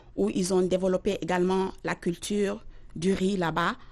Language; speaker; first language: French; non-native, local second language; Wolof